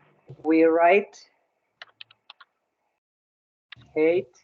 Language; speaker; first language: English; non-native, learner; Spanish